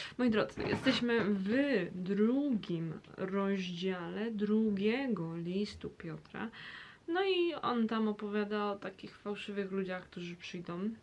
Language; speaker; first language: Polish; early bilingual, heritage; Polish